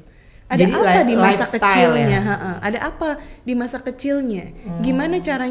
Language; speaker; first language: Indonesian; native; Indonesian